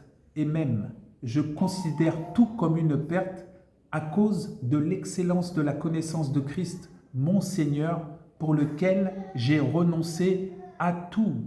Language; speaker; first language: French; native; French